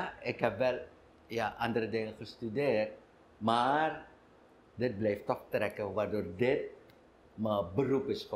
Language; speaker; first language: Dutch; non-native, local second language; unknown